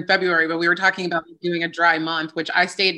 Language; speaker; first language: English; native; English